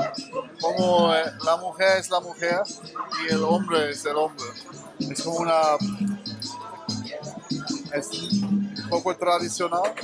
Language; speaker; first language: Spanish; non-native, learner; German